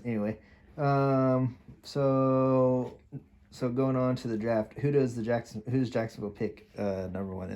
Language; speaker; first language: English; native; English